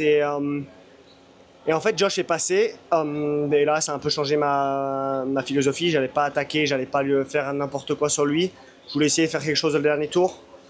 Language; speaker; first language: French; native; French